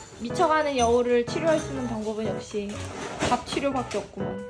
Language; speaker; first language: Korean; native; Korean